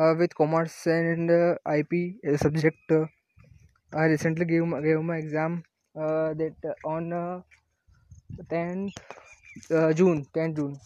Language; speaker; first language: English; non-native, learner; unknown